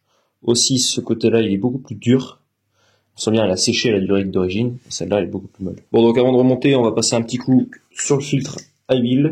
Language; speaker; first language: French; native; French